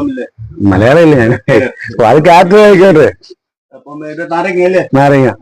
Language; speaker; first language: Malayalam; non-native, learner; Assamese